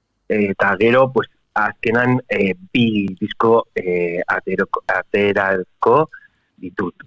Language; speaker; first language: Basque; non-native, local second language; Spanish